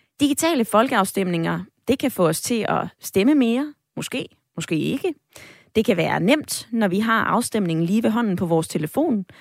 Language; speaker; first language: Danish; native; Danish